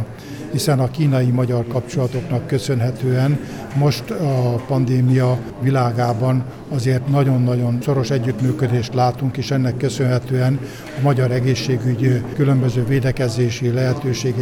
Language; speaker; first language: Hungarian; native; Hungarian